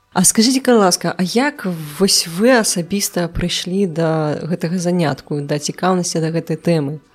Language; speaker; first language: Belarusian; non-native, local second language; Russian